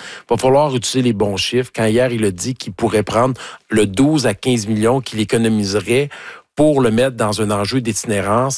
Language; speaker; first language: French; native; French